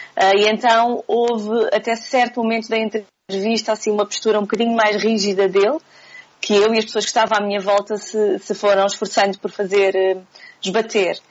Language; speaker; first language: Portuguese; native; Portuguese